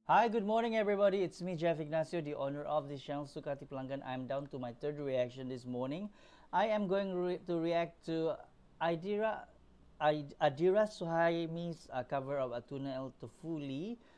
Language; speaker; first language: English; non-native, local second language; Malay